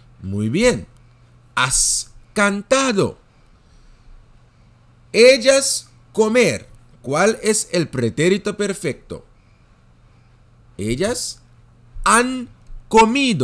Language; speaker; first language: Spanish; non-native, fluent; Dutch